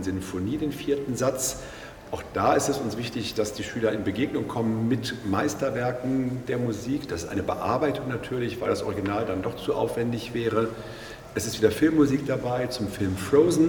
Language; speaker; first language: German; native; German